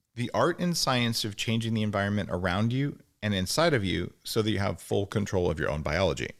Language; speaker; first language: English; native; English